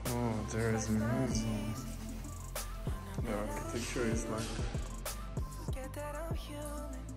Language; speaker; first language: English; non-native, local second language; Bangla